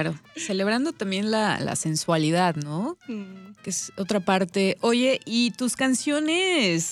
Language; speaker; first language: Spanish; native; Spanish